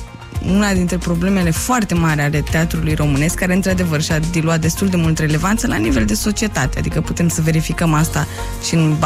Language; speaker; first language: Romanian; native; Romanian